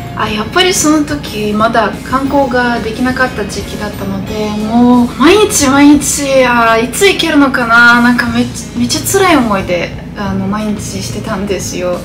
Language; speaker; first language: Japanese; non-native, fluent; Bulgarian